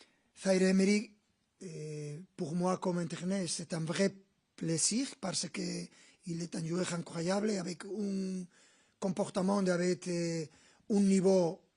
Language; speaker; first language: French; non-native, fluent; Spanish